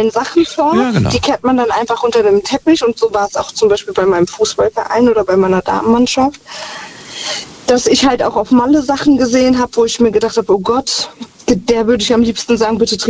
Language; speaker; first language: German; native; German